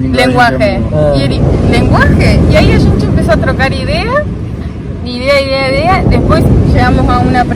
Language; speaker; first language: Portuguese; non-native, learner; Spanish